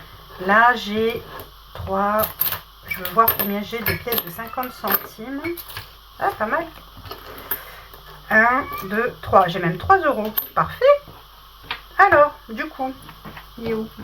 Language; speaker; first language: French; native; French